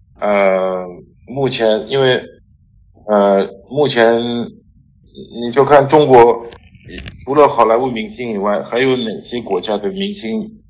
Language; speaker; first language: Chinese; non-native, fluent; French